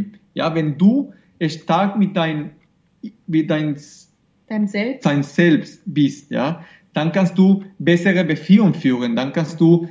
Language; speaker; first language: German; non-native, fluent; Spanish